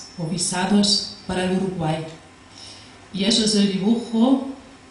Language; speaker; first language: Spanish; non-native, fluent; German